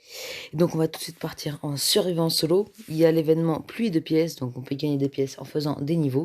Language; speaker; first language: French; native; French